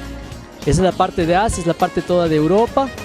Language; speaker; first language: Spanish; native; Spanish